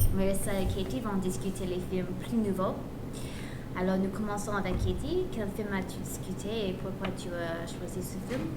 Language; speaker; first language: French; non-native, learner; English